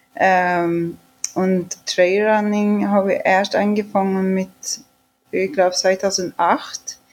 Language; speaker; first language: German; non-native, fluent; Swedish